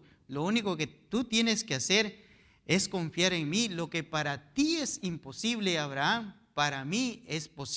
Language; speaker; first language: Spanish; native; Spanish